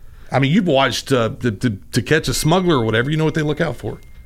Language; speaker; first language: English; native; English